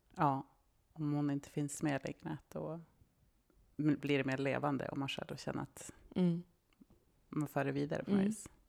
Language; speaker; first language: Swedish; native; Swedish